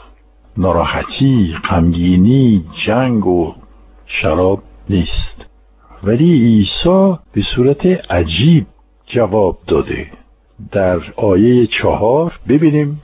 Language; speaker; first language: Persian; non-native, fluent; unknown